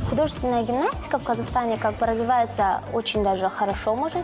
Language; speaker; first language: Russian; native; Russian